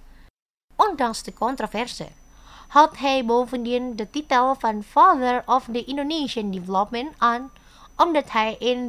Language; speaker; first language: Dutch; non-native, fluent; Indonesian